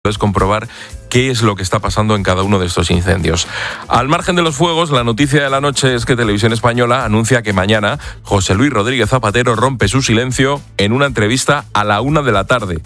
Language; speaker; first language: Spanish; native; Spanish